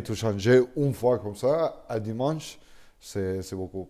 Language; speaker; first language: French; non-native, learner; Arabic